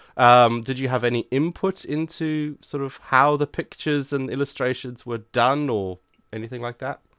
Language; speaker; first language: English; native; English